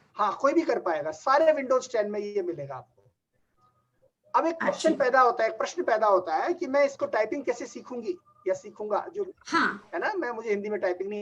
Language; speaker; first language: Hindi; native; Hindi